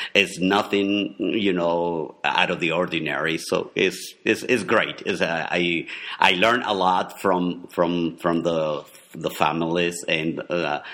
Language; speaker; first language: English; non-native, fluent; Spanish